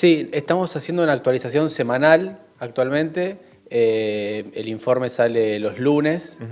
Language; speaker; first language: Spanish; native; Spanish